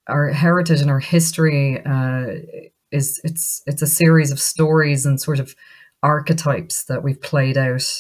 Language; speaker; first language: English; native; English